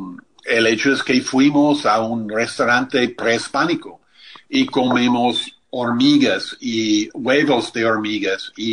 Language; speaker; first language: Spanish; non-native, fluent; English